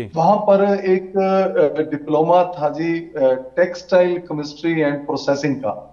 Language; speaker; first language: Hindi; native; Hindi